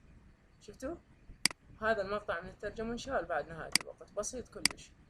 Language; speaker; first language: Arabic; native; Arabic